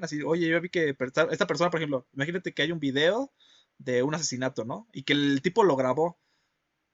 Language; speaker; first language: Spanish; native; Spanish